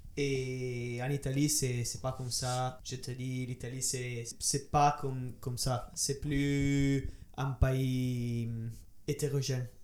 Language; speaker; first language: French; non-native, learner; Italian